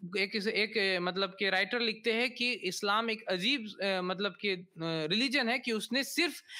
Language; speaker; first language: Hindi; native; Hindi